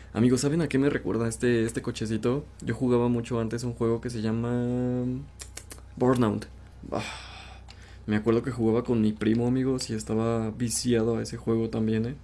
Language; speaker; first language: Spanish; native; Spanish